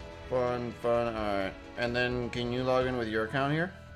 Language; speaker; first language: English; early bilingual, other home language; Spanish